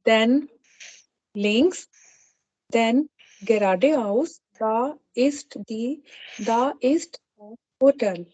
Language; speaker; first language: German; non-native, learner; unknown